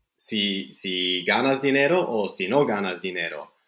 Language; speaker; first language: Spanish; non-native, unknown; Dutch